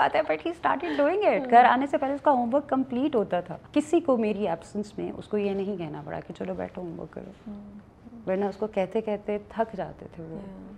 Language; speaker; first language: Urdu; native; Urdu